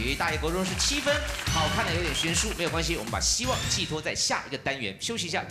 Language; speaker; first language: Chinese; native; Chinese